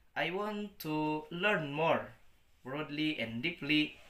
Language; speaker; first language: English; non-native, learner; Indonesian